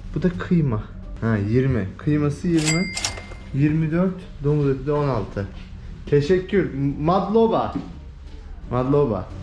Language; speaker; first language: Turkish; native; Turkish